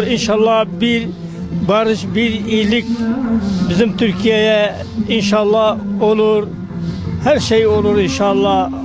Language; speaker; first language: Turkish; non-native, local second language; Kurdish